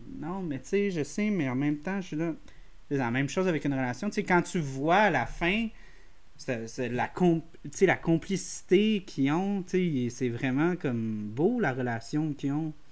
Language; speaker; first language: French; native; French